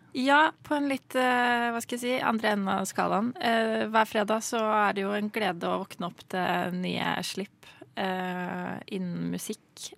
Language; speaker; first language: Norwegian; native; Norwegian